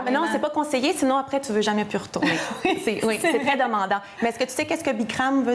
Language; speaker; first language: French; native; French